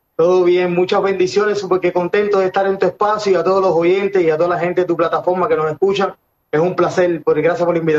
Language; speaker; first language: Spanish; native; Spanish